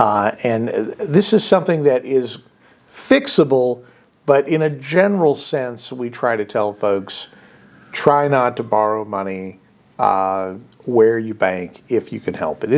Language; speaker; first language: English; native; English